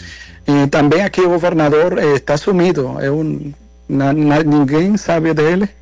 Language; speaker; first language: Portuguese; non-native, learner; Spanish